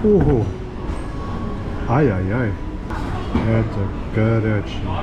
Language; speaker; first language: Russian; non-native, learner; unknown